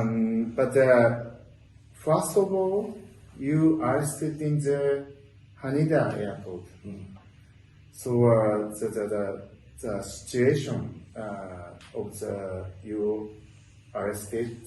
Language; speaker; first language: English; non-native, learner; Japanese